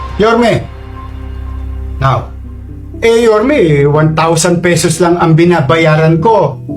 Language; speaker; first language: Filipino; native; Filipino